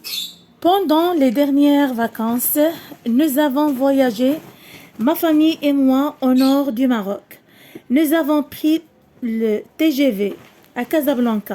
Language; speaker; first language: French; non-native, local second language; Arabic